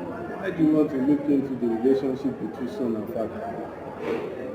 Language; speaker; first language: English; non-native, local second language; Yoruba